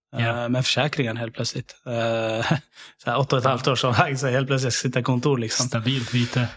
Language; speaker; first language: Swedish; early bilingual, other home language; Syriac